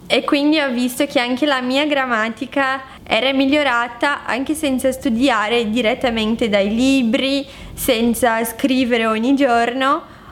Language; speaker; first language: Italian; non-native, fluent; Portuguese